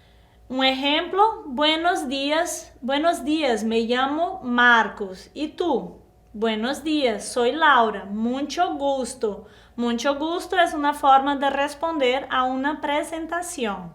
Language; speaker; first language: Spanish; non-native, fluent; Portuguese